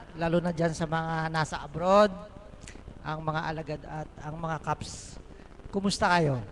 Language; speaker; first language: Filipino; native; Filipino